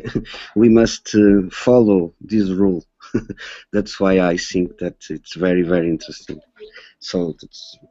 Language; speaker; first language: English; non-native, learner; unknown